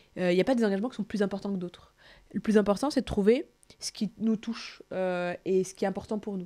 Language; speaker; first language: French; native; French